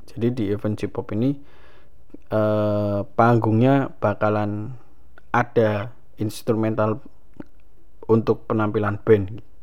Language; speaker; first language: Indonesian; native; Indonesian